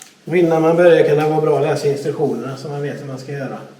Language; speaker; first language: Swedish; native; Swedish